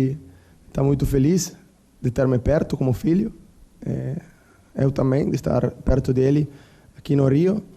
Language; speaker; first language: Portuguese; non-native, learner; Italian